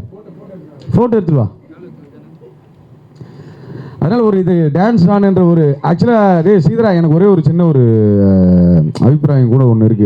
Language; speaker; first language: Tamil; native; Tamil